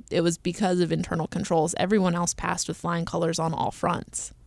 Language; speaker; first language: English; native; English